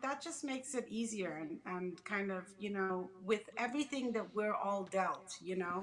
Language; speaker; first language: English; early bilingual, other home language; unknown